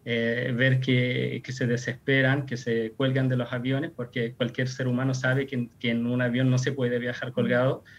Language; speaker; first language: Spanish; non-native, fluent; Persian